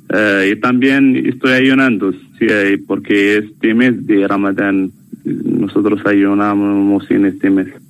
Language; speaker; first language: Spanish; non-native, learner; Arabic